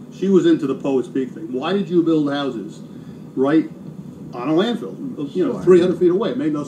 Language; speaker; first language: English; native; English